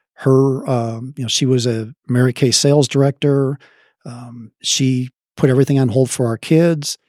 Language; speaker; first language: English; native; English